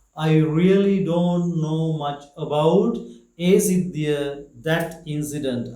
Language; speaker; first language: English; non-native, local second language; Sinhala